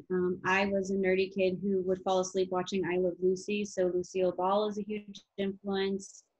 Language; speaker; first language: English; native; English